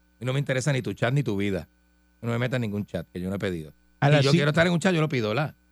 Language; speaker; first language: Spanish; native; Spanish